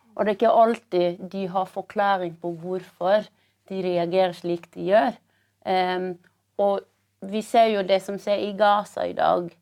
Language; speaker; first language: Norwegian; early bilingual, other home language; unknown